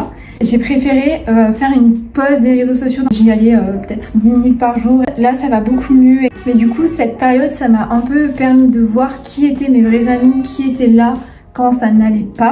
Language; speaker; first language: French; native; French